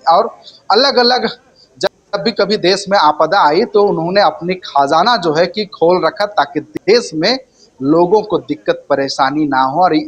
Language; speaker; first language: Hindi; native; Hindi